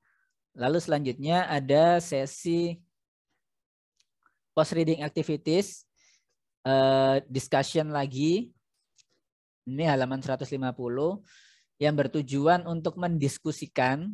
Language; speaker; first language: Indonesian; native; Indonesian